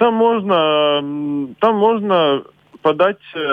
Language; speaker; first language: Russian; non-native, local second language; Latvian